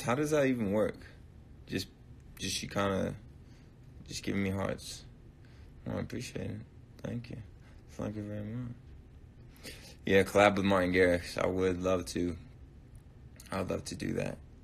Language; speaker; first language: English; native; English